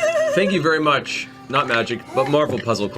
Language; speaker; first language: English; native; English